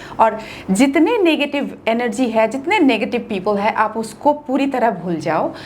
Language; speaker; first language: Hindi; non-native, local second language; Bangla